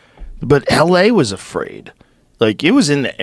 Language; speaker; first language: English; native; English